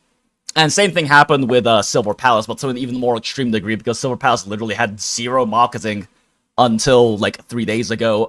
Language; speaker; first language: English; native; English